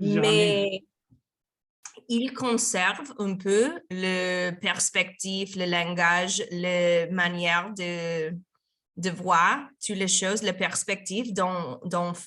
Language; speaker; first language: French; non-native, learner; Spanish